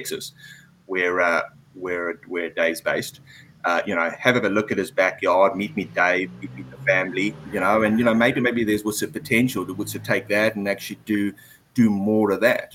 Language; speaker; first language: English; native; English